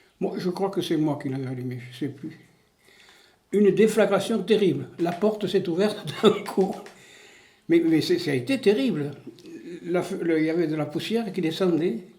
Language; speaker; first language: French; native; French